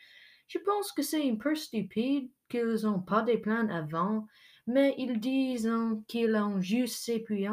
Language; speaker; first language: French; non-native, learner; English